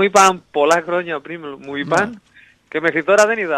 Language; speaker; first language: Greek; non-native, learner; Spanish